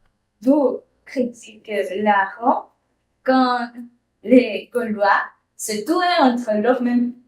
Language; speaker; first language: French; non-native, learner; Spanish